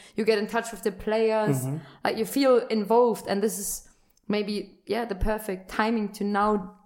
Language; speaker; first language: English; non-native, fluent; German